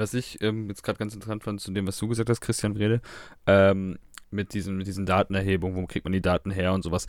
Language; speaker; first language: German; native; German